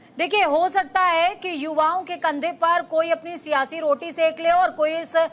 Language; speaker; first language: Hindi; native; Hindi